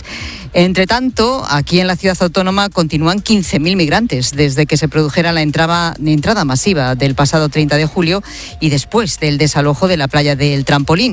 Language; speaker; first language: Spanish; native; Spanish